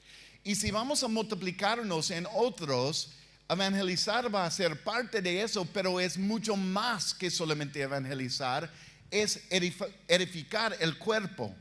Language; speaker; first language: Spanish; non-native, fluent; English